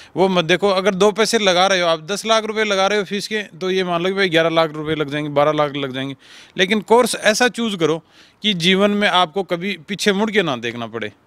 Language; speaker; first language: Hindi; non-native, local second language; Punjabi